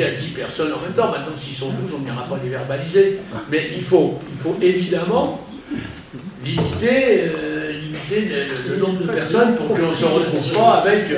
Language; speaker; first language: French; native; French